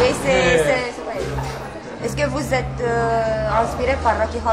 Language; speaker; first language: French; non-native, fluent; Romanian